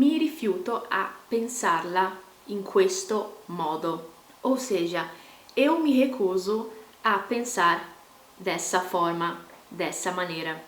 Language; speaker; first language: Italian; non-native, fluent; Portuguese